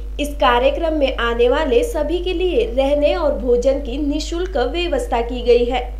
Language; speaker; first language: Hindi; non-native, local second language; Marathi